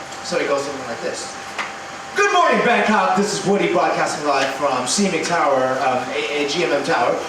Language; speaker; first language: English; early bilingual, other home language; Thai